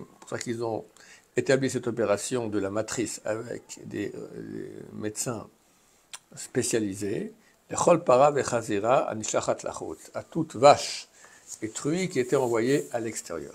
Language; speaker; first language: French; native; French